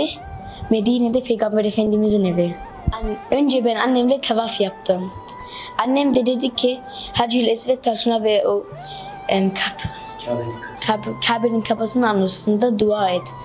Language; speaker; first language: Turkish; early bilingual, heritage; Turkish